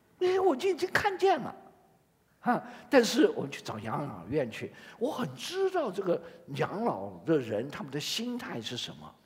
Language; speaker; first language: Chinese; native; Chinese